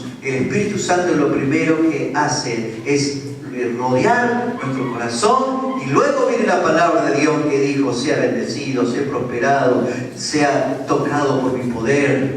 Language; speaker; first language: Spanish; native; Spanish